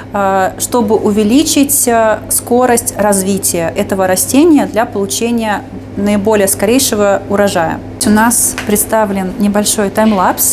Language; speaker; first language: Russian; native; Russian